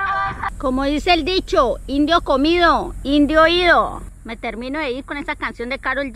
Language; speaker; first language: Spanish; native; Spanish